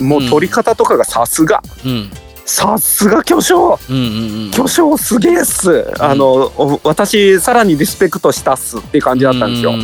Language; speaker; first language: Japanese; native; Japanese